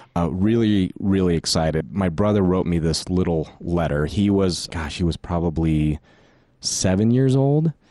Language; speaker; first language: English; native; English